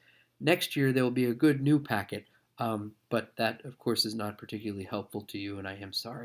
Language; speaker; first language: English; native; English